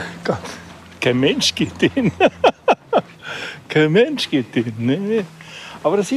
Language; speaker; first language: German; native; German